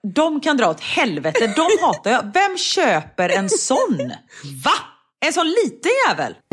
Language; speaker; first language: Swedish; native; Swedish